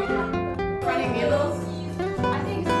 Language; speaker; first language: English; non-native, learner; Russian